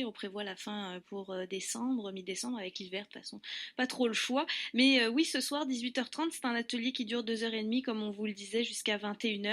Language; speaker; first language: French; native; French